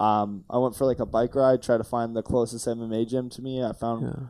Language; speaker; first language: English; native; English